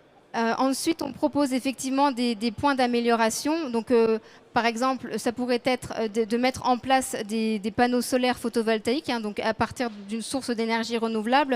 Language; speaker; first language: French; native; French